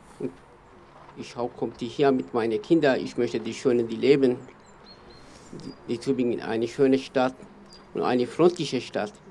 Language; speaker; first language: German; non-native, learner; Kurdish